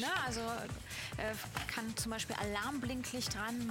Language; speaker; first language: German; native; German